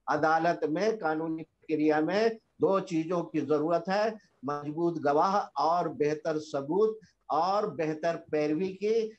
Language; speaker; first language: Hindi; native; Hindi